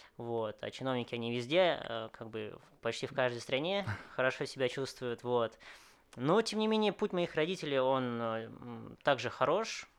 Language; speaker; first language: Russian; early bilingual, other home language; Vietnamese